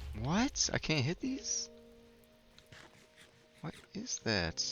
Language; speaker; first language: English; native; English